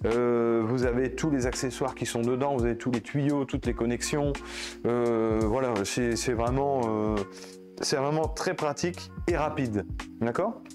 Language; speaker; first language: French; native; French